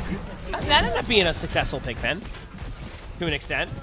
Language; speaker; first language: English; native; English